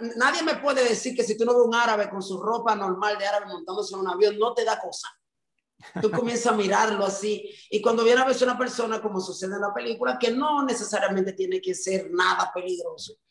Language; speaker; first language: Spanish; native; Spanish